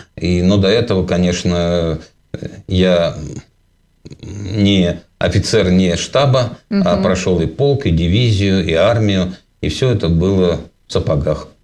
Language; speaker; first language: Russian; native; Russian